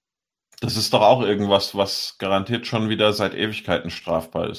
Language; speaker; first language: German; native; German